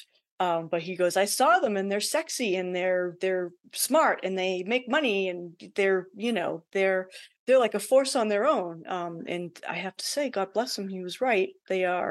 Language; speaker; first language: English; native; English